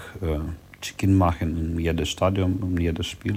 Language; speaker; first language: German; non-native, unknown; Russian